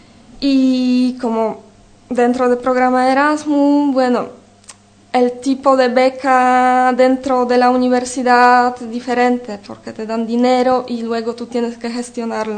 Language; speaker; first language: Spanish; non-native, fluent; Polish